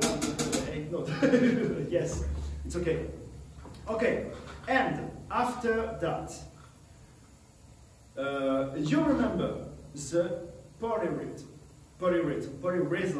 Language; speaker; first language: English; non-native, learner; French